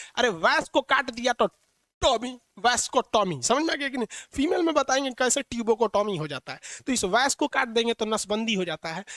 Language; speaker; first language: Hindi; native; Hindi